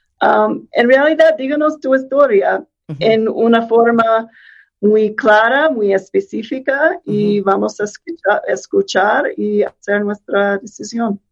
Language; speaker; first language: Spanish; non-native, fluent; English